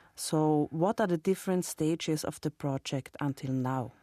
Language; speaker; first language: English; non-native, fluent; German